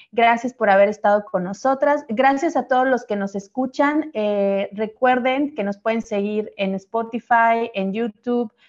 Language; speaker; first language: Spanish; native; Spanish